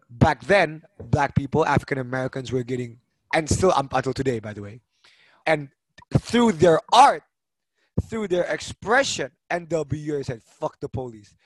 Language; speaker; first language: English; early bilingual, other home language; Indonesian